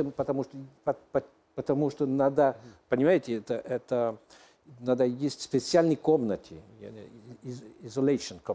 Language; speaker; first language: Russian; non-native, learner; French